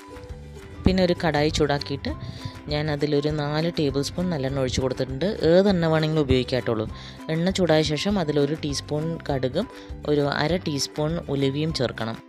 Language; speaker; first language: Malayalam; native; Malayalam